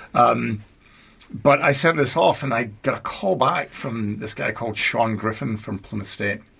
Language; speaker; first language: English; native; English